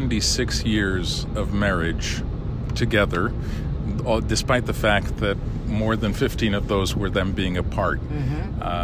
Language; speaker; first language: English; early bilingual, other home language; Lithuanian